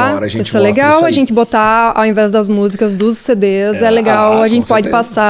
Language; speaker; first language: Portuguese; native; Portuguese